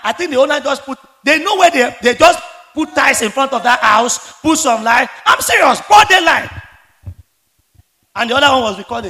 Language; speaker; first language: English; non-native, local second language; Yoruba